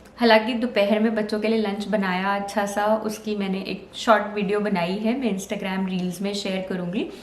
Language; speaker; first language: Hindi; native; Hindi